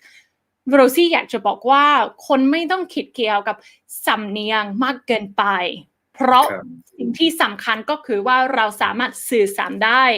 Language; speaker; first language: Thai; non-native, fluent; English